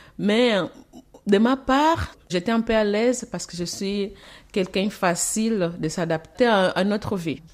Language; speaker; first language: French; non-native, fluent; Portuguese